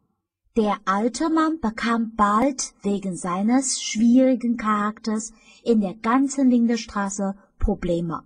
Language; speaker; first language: German; non-native, fluent; Chinese